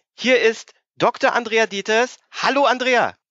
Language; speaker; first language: German; native; German